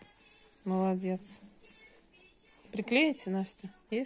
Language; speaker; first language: Russian; native; Russian